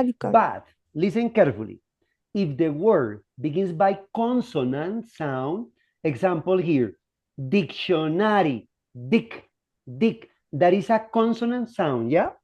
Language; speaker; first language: English; non-native, fluent; Spanish